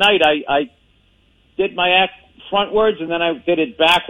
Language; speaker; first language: English; native; English